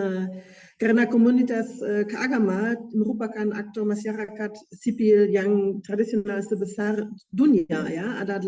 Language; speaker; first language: Indonesian; non-native, fluent; German